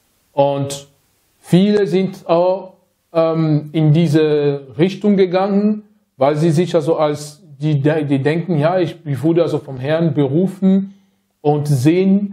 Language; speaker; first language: German; non-native, fluent; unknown